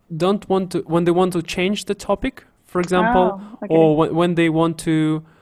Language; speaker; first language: English; non-native, fluent; Russian